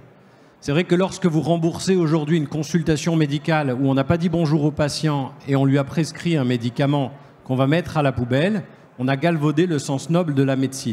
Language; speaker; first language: French; native; French